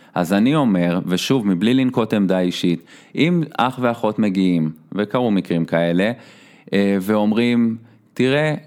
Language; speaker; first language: Hebrew; native; Hebrew